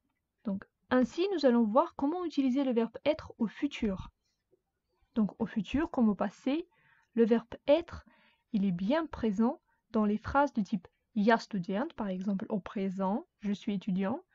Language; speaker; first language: French; non-native, fluent; Russian